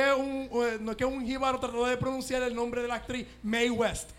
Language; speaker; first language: Spanish; native; Spanish